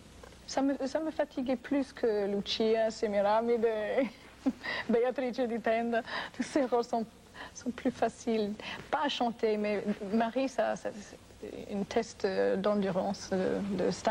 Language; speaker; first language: French; non-native, fluent; English